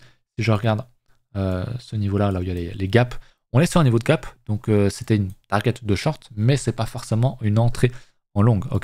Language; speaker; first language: French; native; French